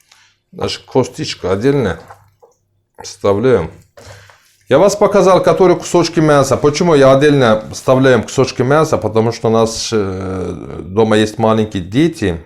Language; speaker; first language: Russian; non-native, learner; Turkish